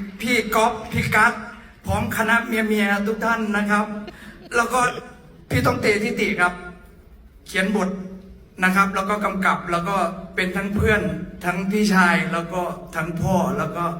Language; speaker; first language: Thai; native; Thai